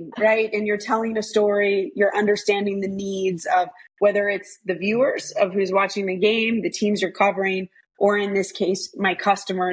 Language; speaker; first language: English; native; English